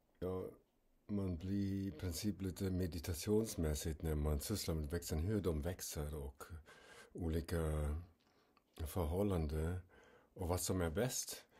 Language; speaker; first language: Swedish; non-native, fluent; German